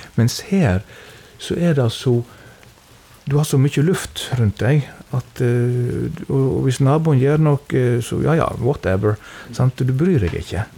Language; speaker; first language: Norwegian; native; Norwegian